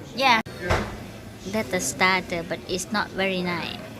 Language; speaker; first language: English; non-native, learner; Thai